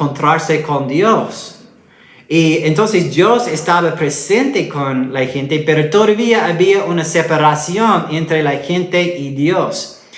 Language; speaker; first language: Spanish; non-native, fluent; English